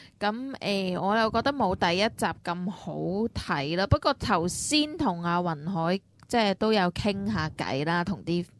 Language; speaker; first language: Cantonese; native; Cantonese